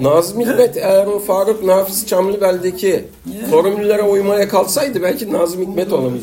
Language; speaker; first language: Turkish; native; Turkish